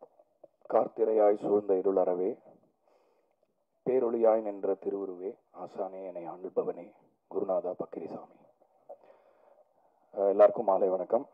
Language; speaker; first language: Tamil; native; Tamil